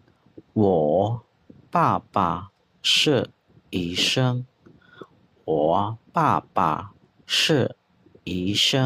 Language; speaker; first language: Chinese; non-native, fluent; Khmer